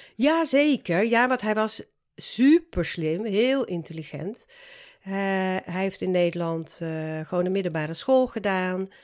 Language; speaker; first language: Dutch; non-native, fluent; Swedish